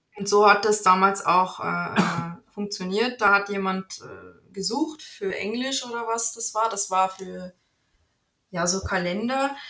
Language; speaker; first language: German; native; German